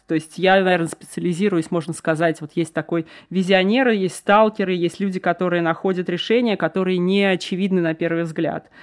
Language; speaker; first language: Russian; native; Russian